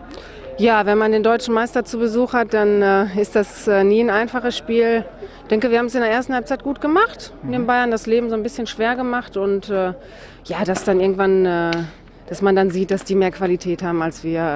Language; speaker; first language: German; native; German